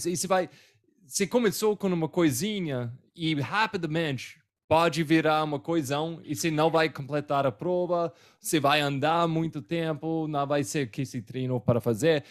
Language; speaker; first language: Portuguese; non-native, fluent; English